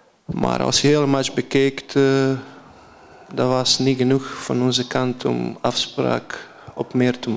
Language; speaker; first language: Dutch; non-native, fluent; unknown